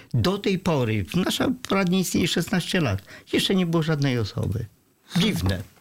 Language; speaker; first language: Polish; native; Polish